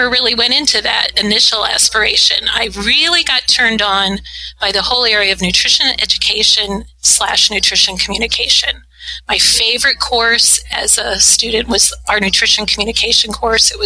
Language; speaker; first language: English; native; English